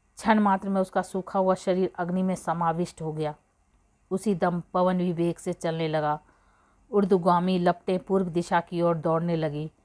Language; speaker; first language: Hindi; native; Hindi